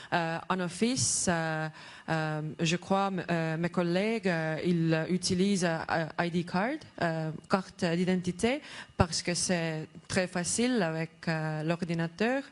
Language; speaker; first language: French; non-native, learner; Estonian